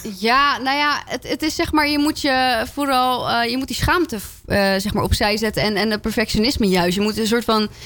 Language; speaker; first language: Dutch; early bilingual, other home language; French